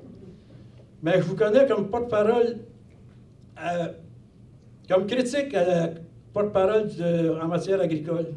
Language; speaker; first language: French; native; French